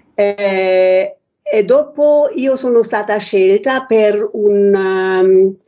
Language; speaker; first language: Italian; non-native, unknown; German